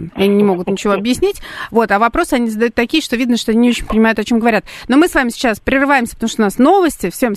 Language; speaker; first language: Russian; native; Russian